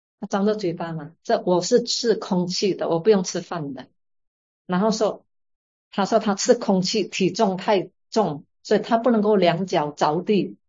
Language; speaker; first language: Chinese; native; Chinese